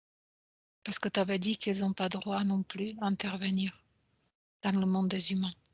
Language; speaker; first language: French; non-native, fluent; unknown